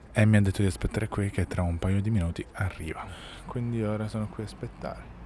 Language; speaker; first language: Italian; native; Italian